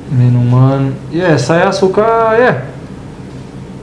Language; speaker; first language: Indonesian; non-native, learner; Portuguese